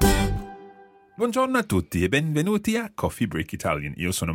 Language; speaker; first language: Italian; non-native, fluent; English